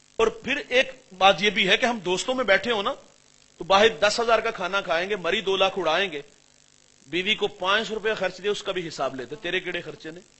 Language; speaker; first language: Urdu; non-native, local second language; Punjabi